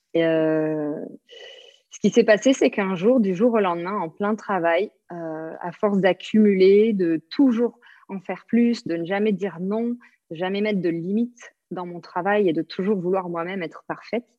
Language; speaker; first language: French; native; French